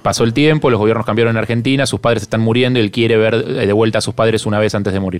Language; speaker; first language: Spanish; native; Spanish